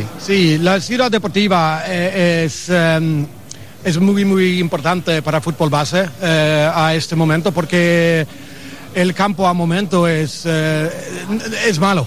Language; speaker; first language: Spanish; non-native, learner; English